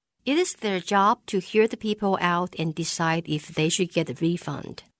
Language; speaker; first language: English; non-native, fluent; Chinese